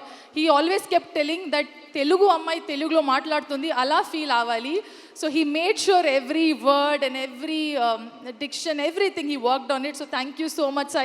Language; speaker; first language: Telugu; non-native, learner; Kannada